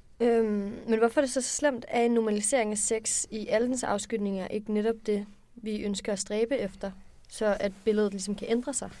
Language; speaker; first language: Danish; native; Danish